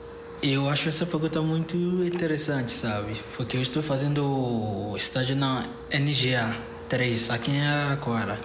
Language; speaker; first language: Portuguese; non-native, fluent; Akan